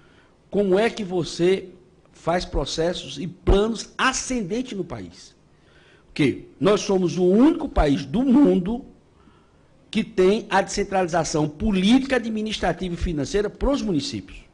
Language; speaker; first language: Portuguese; native; Portuguese